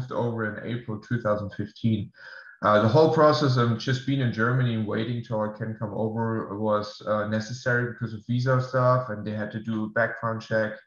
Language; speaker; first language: English; non-native, fluent; German